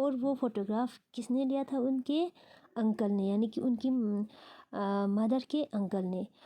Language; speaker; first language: Hindi; non-native, local second language; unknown